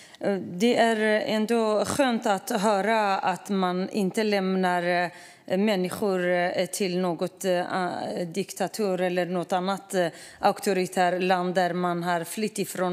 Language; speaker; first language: Swedish; non-native, fluent; Kurdish